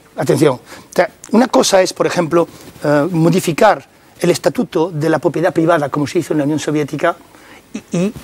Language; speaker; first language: Spanish; early bilingual, other home language; French